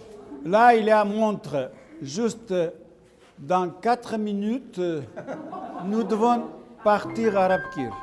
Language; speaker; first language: French; non-native, learner; Armenian